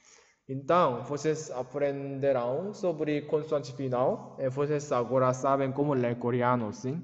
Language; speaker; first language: Portuguese; non-native, learner; Korean